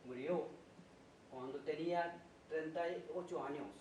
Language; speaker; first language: Spanish; non-native, fluent; Hindi